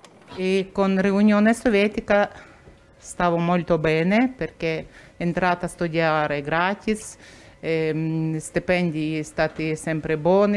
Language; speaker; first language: Italian; non-native, learner; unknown